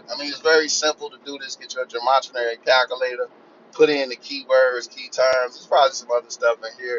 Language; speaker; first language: English; native; English